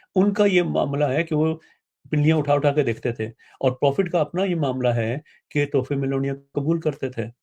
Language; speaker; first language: Urdu; native; Urdu